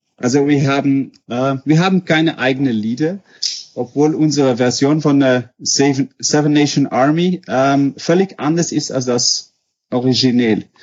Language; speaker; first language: German; non-native, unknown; Dutch